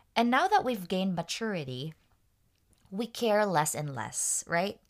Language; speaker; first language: English; non-native, local second language; Waray